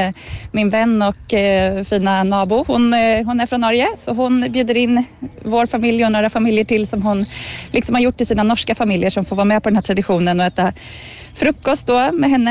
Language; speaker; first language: Swedish; native; Swedish